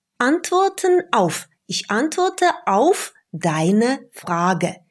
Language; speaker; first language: German; non-native, fluent; Russian